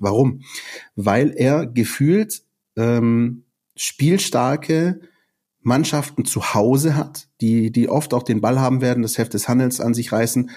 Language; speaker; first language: German; native; German